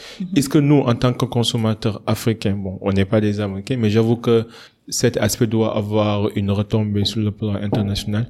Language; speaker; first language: French; non-native, local second language; Wolof